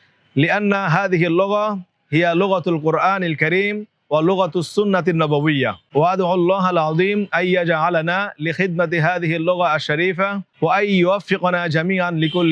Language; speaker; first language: Arabic; non-native, fluent; Bangla